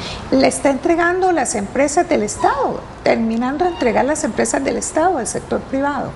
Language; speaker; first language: Spanish; native; Spanish